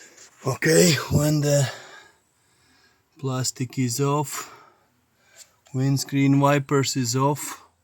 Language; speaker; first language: English; non-native, learner; Latvian